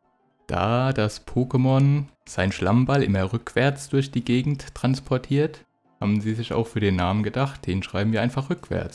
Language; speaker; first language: German; native; German